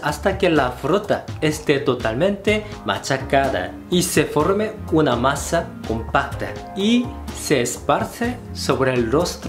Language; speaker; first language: Spanish; non-native, fluent; Korean